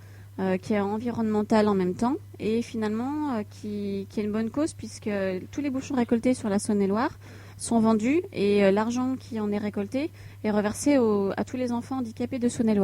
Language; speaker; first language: French; native; French